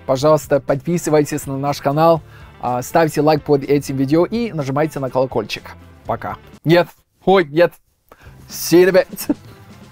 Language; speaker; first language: Russian; non-native, fluent; English